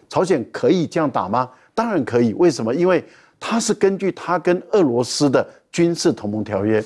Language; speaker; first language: Chinese; native; Chinese